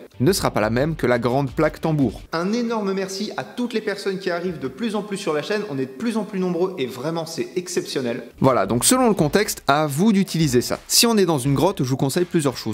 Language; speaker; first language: French; native; French